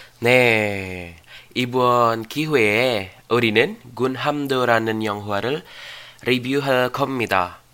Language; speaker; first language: Korean; non-native, learner; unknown